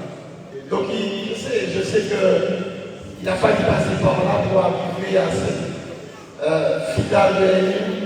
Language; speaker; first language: French; native; French